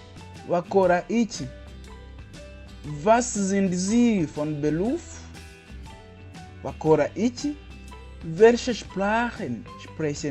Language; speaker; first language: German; non-native, fluent; Kinyarwanda